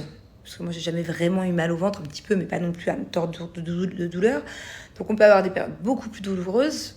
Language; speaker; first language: French; native; French